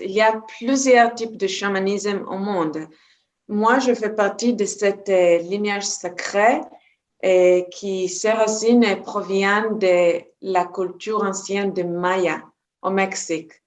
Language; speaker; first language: French; non-native, fluent; Hebrew